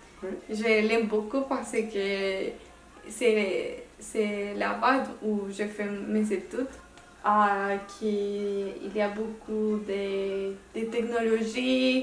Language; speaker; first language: French; non-native, local second language; Spanish